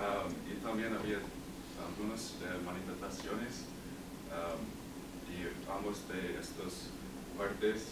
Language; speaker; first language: Spanish; non-native, learner; English